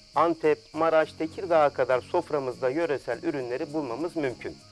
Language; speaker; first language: Turkish; native; Turkish